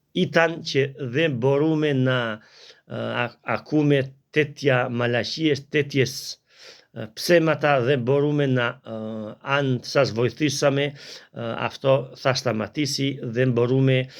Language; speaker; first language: Greek; non-native, learner; Albanian